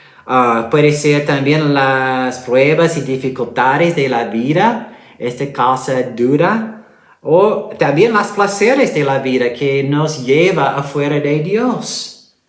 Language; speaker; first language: Spanish; non-native, fluent; English